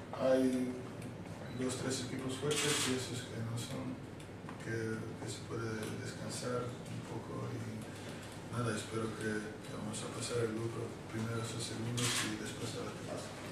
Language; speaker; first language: Spanish; non-native, fluent; Croatian